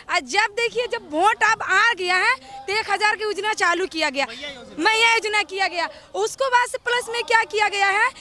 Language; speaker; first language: Hindi; native; Hindi